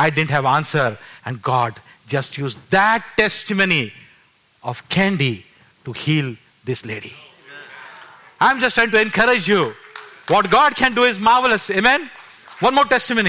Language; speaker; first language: English; non-native, local second language; Marathi